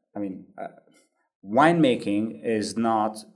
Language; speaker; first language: English; non-native, fluent; French